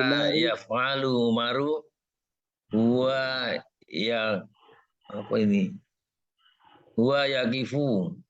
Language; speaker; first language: Arabic; non-native, learner; Indonesian